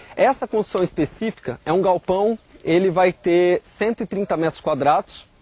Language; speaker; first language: Portuguese; native; Portuguese